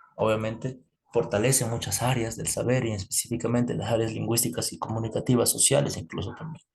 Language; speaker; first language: Spanish; native; Spanish